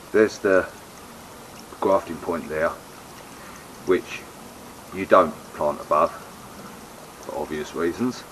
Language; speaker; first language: English; native; English